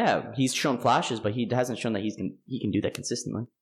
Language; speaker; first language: English; native; English